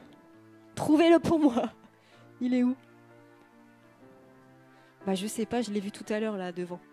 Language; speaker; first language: French; native; French